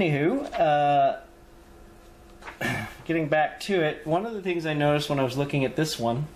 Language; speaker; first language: English; native; English